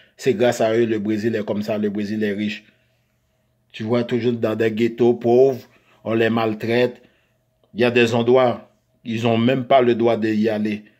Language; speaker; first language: French; non-native, local second language; Haitian Creole